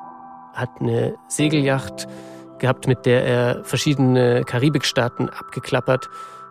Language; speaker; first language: German; native; German